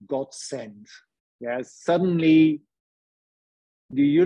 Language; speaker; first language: English; non-native, fluent; Dutch